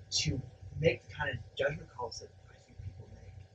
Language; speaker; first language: English; native; English